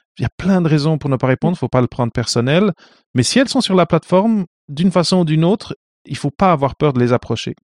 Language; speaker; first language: French; non-native, fluent; Portuguese